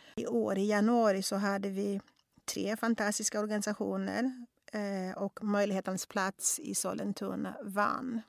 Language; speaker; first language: Swedish; non-native, fluent; Kongo